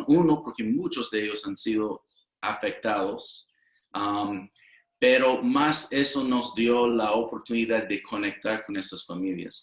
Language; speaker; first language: Spanish; non-native, fluent; English